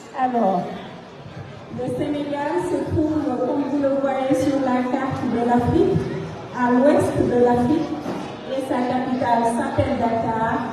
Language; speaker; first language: French; non-native, local second language; Fula